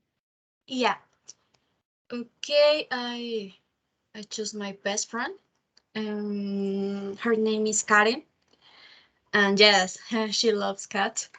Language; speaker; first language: English; non-native, learner; Spanish